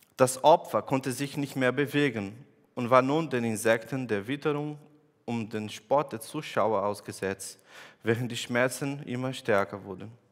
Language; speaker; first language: German; non-native, fluent; Portuguese